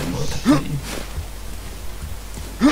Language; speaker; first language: Russian; native; Russian